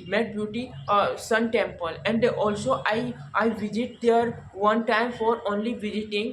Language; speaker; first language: English; non-native, learner; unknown